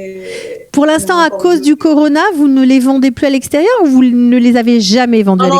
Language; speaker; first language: French; native; French